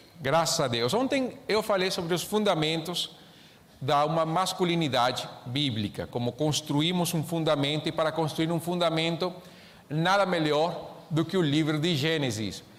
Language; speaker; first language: Portuguese; non-native, fluent; Spanish